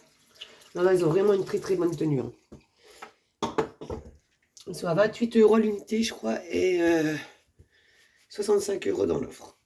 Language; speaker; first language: French; native; French